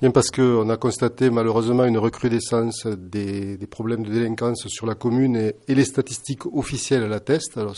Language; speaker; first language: French; native; French